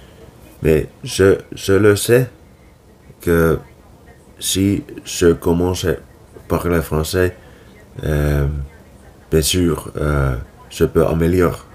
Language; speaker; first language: French; non-native, learner; Finnish